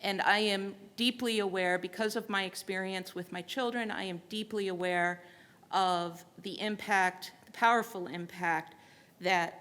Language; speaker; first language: English; native; English